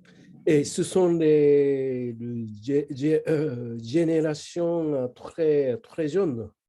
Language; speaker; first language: French; non-native, learner; Japanese